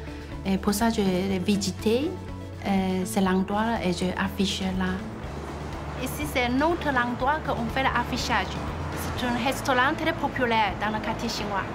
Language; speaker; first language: French; non-native, fluent; Chinese